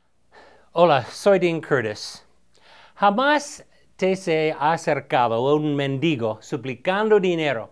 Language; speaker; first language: Spanish; non-native, fluent; English